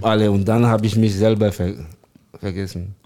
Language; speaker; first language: German; non-native, learner; French